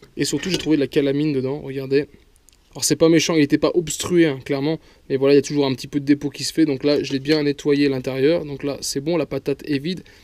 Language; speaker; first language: French; native; French